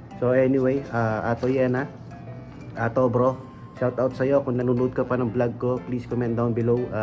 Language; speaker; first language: Filipino; non-native, local second language; Pampanga